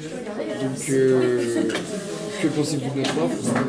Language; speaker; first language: French; native; French